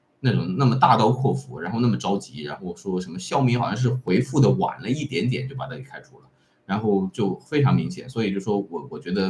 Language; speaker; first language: Chinese; native; Chinese